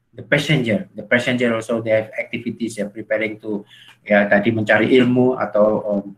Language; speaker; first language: English; non-native, learner; Indonesian